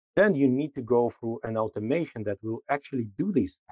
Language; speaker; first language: English; non-native, fluent; Russian